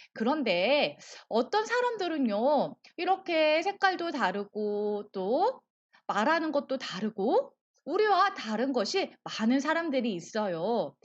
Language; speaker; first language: Korean; native; Korean